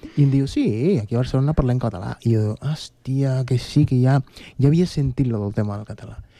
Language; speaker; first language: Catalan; non-native, fluent; Spanish